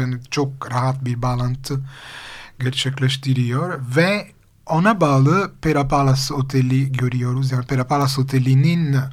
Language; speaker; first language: Turkish; non-native, fluent; Italian